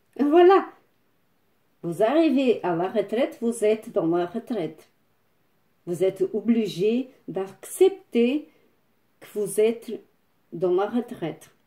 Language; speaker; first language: French; non-native, fluent; Portuguese